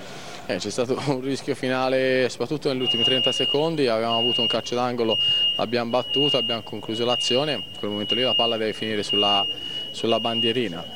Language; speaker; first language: Italian; native; Italian